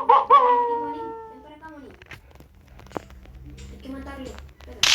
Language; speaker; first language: Spanish; native; Spanish